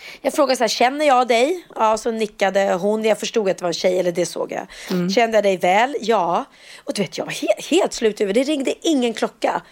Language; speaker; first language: Swedish; native; Swedish